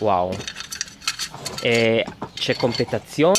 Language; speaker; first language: Italian; non-native, fluent; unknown